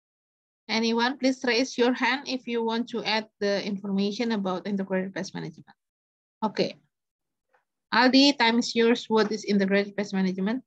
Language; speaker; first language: English; non-native, fluent; Indonesian